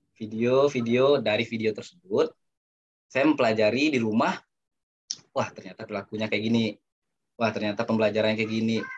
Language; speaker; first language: Indonesian; non-native, local second language; Minangkabau